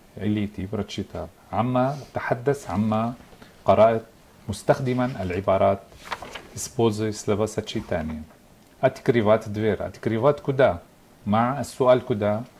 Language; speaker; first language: Russian; non-native, fluent; Arabic